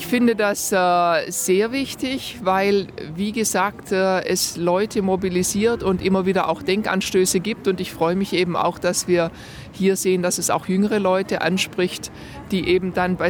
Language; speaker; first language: German; native; German